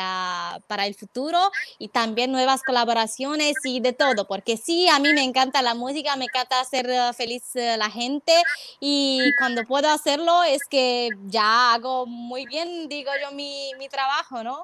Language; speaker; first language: Spanish; non-native, fluent; Romanian